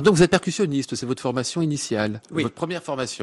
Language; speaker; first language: French; native; French